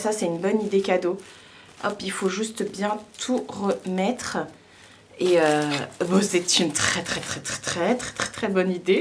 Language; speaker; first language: French; native; French